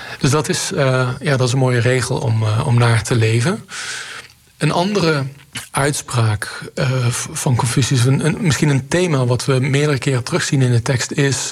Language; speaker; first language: Dutch; native; Dutch